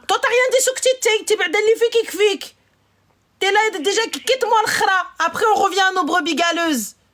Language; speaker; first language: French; early bilingual, other home language; Arabic